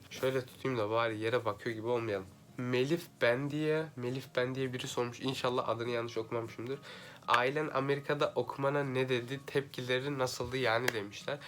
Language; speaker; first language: Turkish; native; Turkish